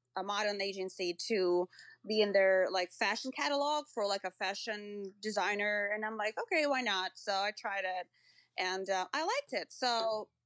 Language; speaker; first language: English; non-native, fluent; Russian